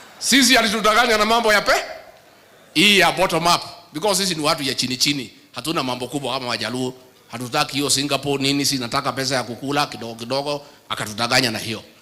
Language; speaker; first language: Swahili; non-native, local second language; Kikuyu